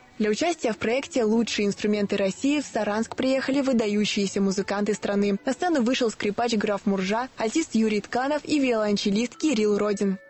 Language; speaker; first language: Russian; native; Russian